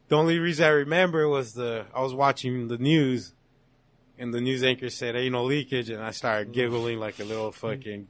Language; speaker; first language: English; early bilingual, other home language; Spanish